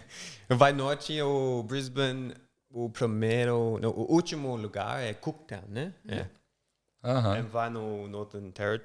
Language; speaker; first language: Portuguese; non-native, learner; English